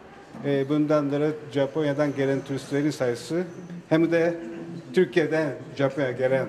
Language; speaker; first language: Turkish; non-native, fluent; Japanese